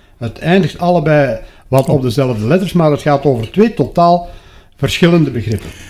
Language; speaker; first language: Dutch; native; Dutch